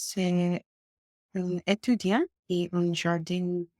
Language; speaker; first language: French; non-native, learner; English